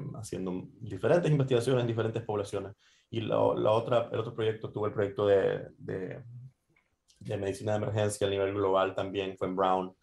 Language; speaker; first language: Spanish; native; Spanish